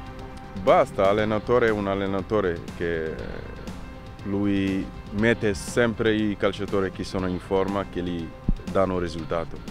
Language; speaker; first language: Italian; non-native, learner; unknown